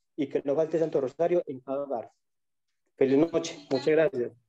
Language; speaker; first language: Spanish; native; Spanish